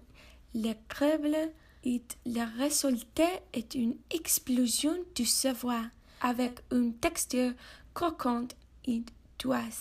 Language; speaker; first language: French; non-native, learner; English